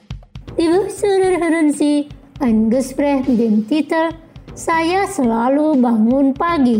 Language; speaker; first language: German; non-native, fluent; Indonesian